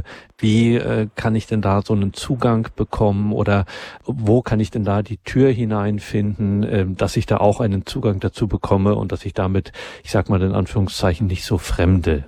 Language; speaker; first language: German; native; German